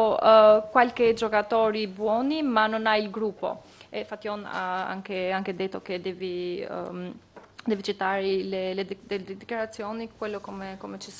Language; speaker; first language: Italian; non-native, fluent; Albanian